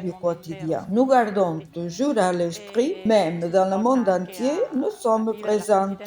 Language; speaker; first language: French; non-native, fluent; Italian